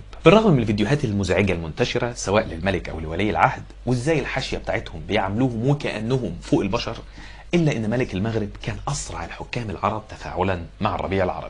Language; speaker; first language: Arabic; native; Arabic